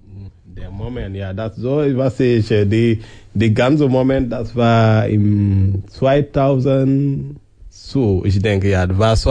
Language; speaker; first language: German; non-native, learner; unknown